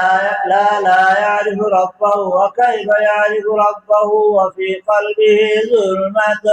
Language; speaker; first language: Arabic; non-native, fluent; Bangla